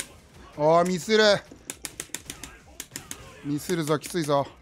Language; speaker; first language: Japanese; native; Japanese